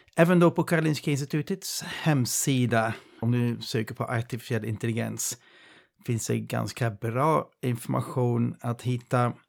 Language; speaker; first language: Swedish; non-native, fluent; Dutch